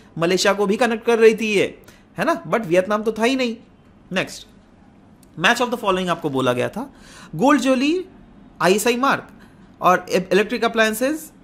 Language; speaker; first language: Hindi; non-native, local second language; Assamese